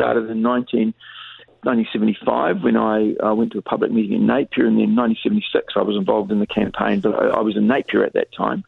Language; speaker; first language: English; native; English